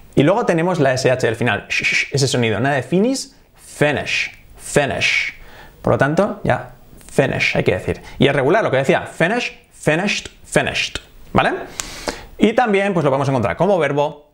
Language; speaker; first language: Spanish; native; Spanish